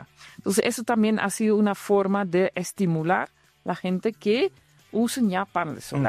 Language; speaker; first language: Spanish; non-native, fluent; Dutch